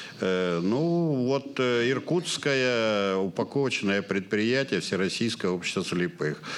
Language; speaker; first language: Russian; native; Russian